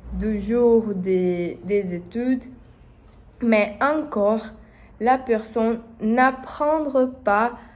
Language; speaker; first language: French; non-native, learner; Portuguese